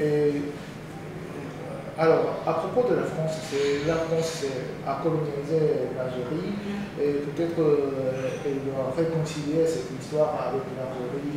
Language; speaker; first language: French; non-native, learner; Japanese